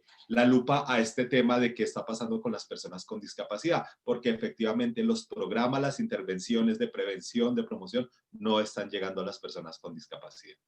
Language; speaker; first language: Spanish; native; Spanish